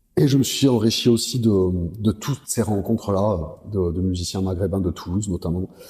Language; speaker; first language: French; native; French